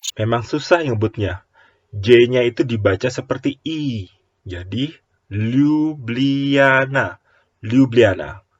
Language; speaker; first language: Indonesian; native; Indonesian